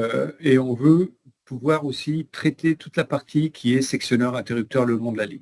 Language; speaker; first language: French; native; French